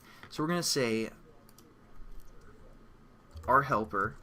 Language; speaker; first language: English; native; English